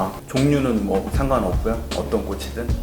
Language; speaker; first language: Korean; native; Korean